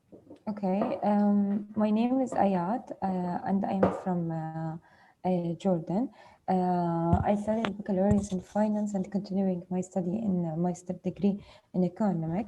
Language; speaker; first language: English; non-native, fluent; Arabic